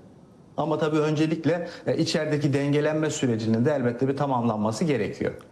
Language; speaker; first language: Turkish; native; Turkish